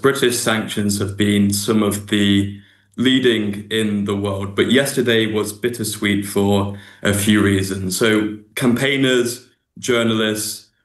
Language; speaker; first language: English; native; English